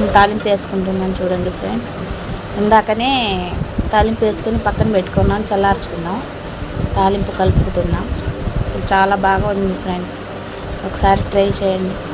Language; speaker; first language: Telugu; non-native, local second language; Urdu